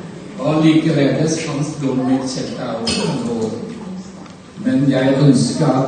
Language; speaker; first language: Norwegian; non-native, fluent; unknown